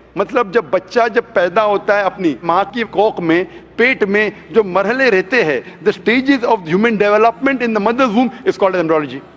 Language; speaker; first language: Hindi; non-native, local second language; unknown